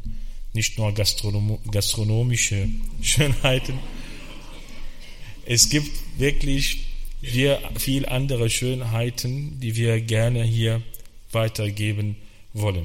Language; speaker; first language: German; non-native, fluent; Arabic